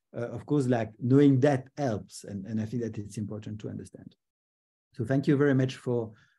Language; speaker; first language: English; non-native, fluent; French